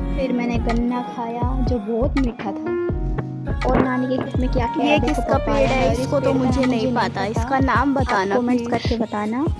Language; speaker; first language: Hindi; native; Hindi